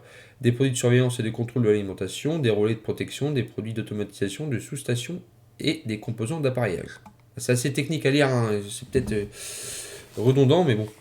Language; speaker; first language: French; native; French